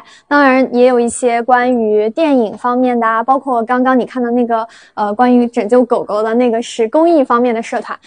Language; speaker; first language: Chinese; native; Chinese